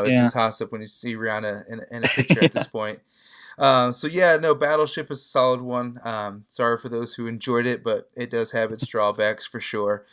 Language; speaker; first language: English; native; English